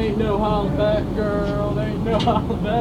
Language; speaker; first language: English; native; English